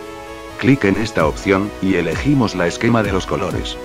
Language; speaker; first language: Spanish; native; Spanish